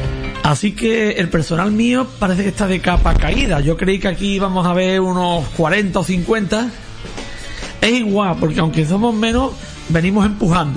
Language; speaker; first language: Spanish; native; Spanish